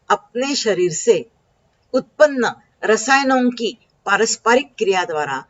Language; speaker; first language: Hindi; non-native, local second language; Marathi